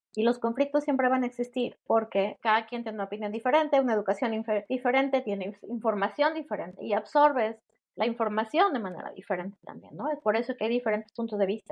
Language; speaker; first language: Spanish; native; Spanish